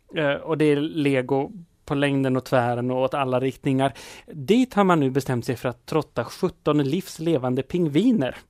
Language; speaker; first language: Swedish; native; Swedish